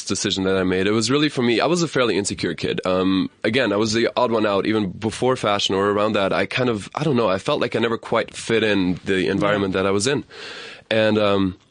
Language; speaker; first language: English; non-native, fluent; German